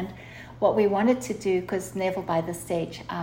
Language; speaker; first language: English; native; English